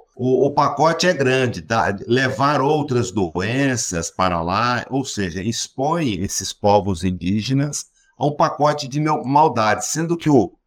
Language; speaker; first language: Portuguese; native; Portuguese